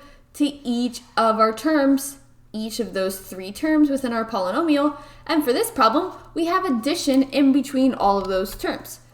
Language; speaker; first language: English; native; English